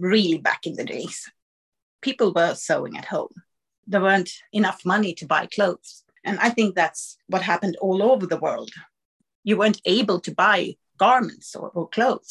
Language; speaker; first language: English; non-native, fluent; Swedish